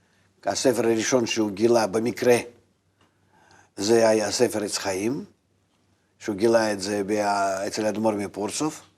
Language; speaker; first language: Hebrew; non-native, fluent; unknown